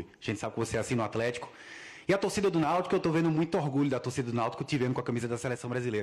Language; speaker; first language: Portuguese; native; Portuguese